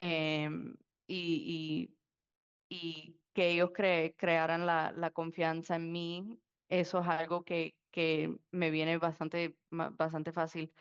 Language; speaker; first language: Spanish; early bilingual, heritage; Spanish